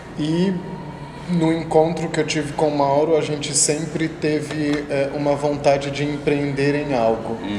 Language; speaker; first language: Portuguese; native; Portuguese